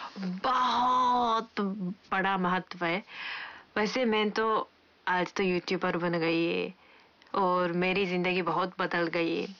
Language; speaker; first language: Hindi; non-native, fluent; Japanese